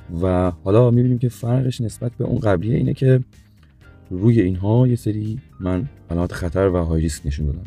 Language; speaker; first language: Persian; native; Persian